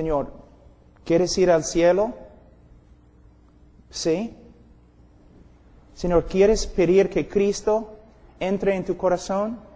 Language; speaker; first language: Spanish; non-native, fluent; English